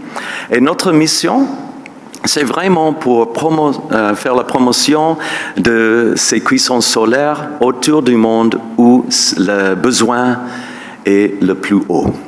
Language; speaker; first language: French; non-native, fluent; English